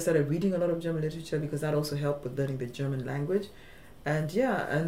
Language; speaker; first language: English; non-native, local second language; Luo (Kenya and Tanzania)